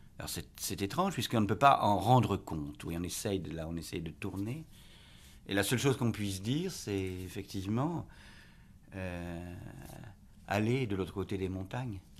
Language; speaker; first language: French; native; French